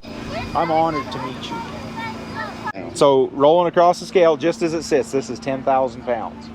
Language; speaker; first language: English; native; English